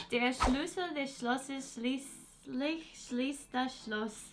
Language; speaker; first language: German; non-native, fluent; English